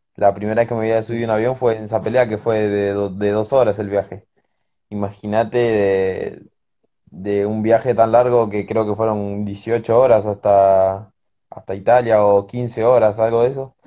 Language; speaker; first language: Spanish; native; Spanish